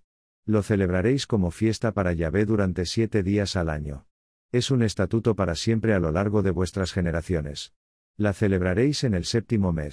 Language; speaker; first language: Spanish; native; Spanish